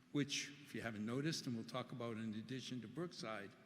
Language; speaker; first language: English; early bilingual, other home language; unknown